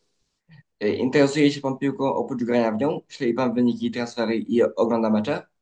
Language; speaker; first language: Polish; native; Polish